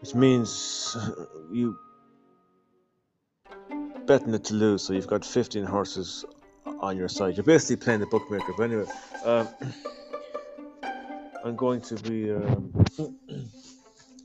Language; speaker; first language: English; native; English